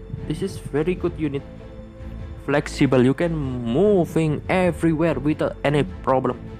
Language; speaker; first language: English; non-native, learner; Indonesian